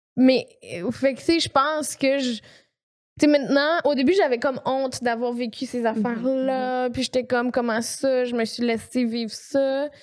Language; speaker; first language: French; native; French